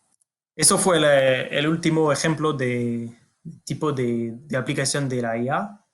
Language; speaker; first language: Spanish; non-native, fluent; French